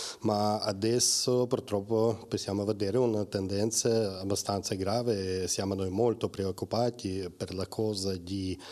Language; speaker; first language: Italian; non-native, learner; Ukrainian